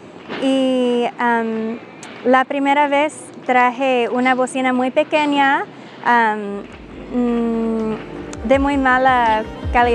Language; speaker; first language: Spanish; non-native, fluent; English